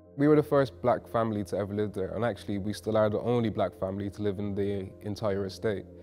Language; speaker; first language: English; native; English